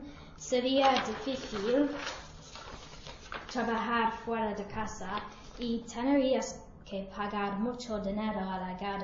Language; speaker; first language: Spanish; non-native, learner; English